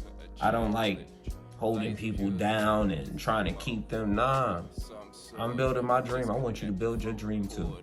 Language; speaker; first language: English; native; English